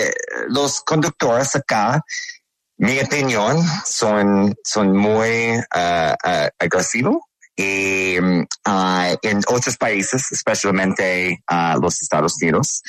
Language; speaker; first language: Spanish; non-native, learner; English